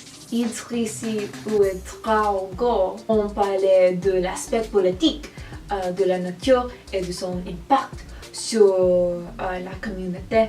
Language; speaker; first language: French; non-native, learner; English